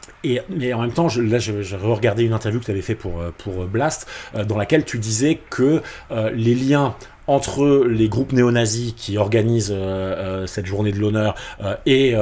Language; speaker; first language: French; native; French